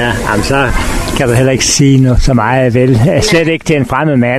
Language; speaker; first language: Danish; native; Danish